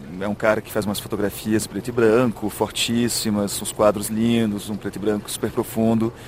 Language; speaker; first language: Portuguese; early bilingual, heritage; Portuguese